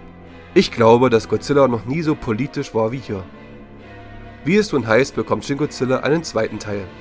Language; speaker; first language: German; native; German